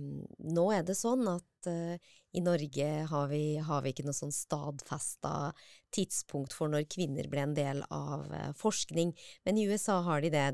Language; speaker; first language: Norwegian; native; Norwegian